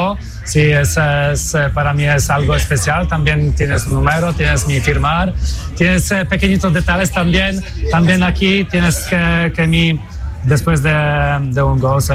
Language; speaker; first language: Spanish; non-native, fluent; Polish